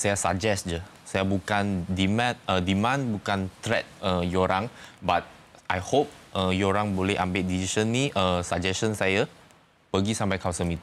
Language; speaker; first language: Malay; non-native, local second language; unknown